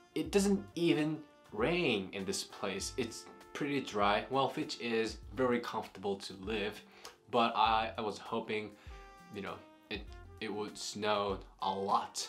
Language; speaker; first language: English; non-native, fluent; Japanese